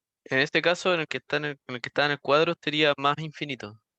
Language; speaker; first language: Spanish; native; Spanish